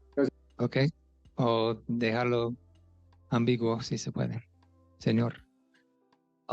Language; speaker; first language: Spanish; non-native, fluent; English